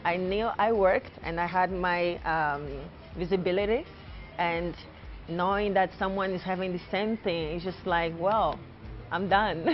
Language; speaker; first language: English; non-native, fluent; Portuguese